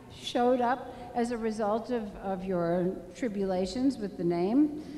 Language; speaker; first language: English; native; English